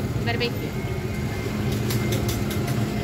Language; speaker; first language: English; non-native, learner; Indonesian